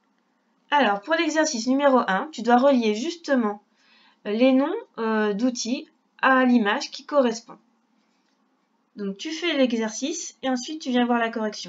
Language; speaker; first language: French; native; French